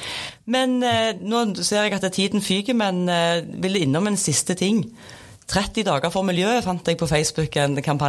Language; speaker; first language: Norwegian; native; Norwegian